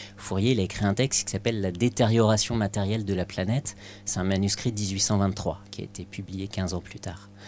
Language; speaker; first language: French; native; French